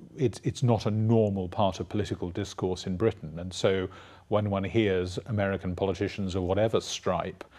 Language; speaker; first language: English; native; English